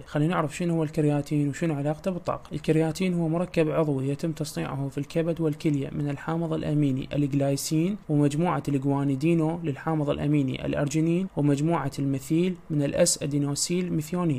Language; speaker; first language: Arabic; native; Arabic